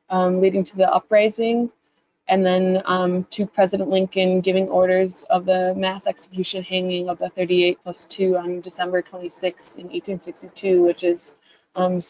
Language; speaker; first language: English; native; English